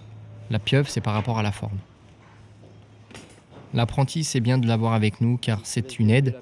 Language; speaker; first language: French; native; French